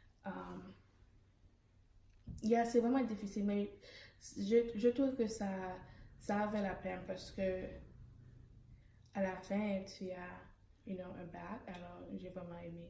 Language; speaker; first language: French; early bilingual, heritage; Haitian Creole